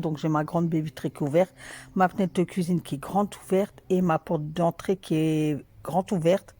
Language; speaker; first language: French; native; French